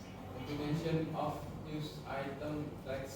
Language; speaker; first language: English; non-native, learner; Indonesian